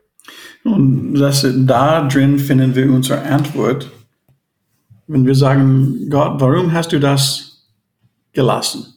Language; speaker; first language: German; non-native, fluent; English